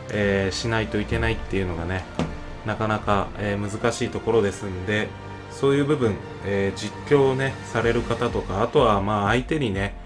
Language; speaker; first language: Japanese; native; Japanese